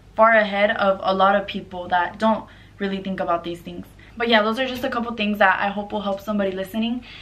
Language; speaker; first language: English; native; English